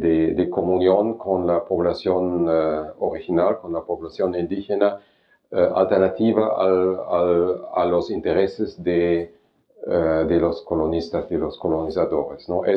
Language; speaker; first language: Spanish; non-native, fluent; German